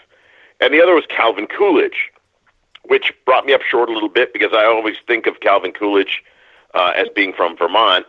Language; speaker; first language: English; native; English